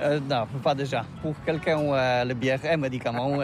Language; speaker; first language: French; non-native, learner; Polish